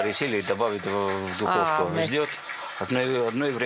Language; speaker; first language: Russian; non-native, learner; Greek